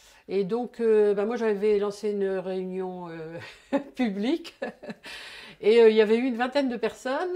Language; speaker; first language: French; native; French